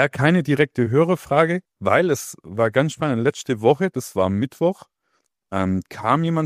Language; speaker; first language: German; native; German